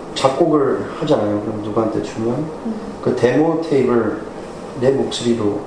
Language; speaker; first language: Korean; early bilingual, heritage; Korean